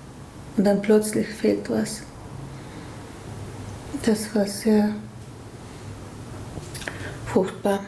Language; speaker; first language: German; non-native, learner; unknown